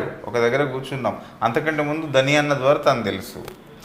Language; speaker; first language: Telugu; native; Telugu